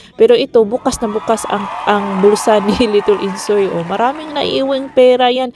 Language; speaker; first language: Filipino; non-native, local second language; Cebuano